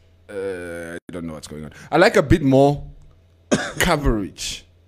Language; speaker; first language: English; non-native, local second language; Afrikaans